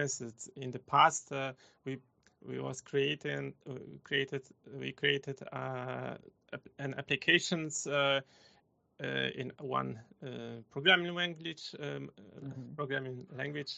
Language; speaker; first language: English; non-native, learner; Polish